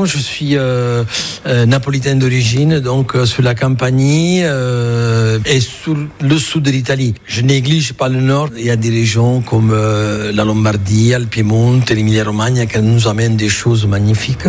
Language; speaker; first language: French; non-native, fluent; Italian